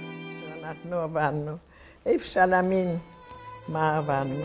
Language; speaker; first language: Hebrew; non-native, fluent; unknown